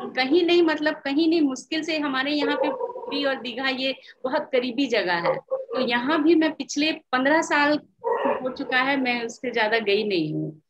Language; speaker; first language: Hindi; native; Hindi